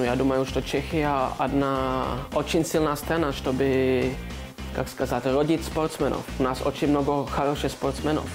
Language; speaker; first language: Russian; non-native, learner; Czech